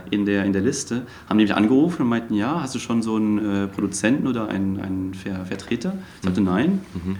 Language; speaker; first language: German; non-native, local second language; Luxembourgish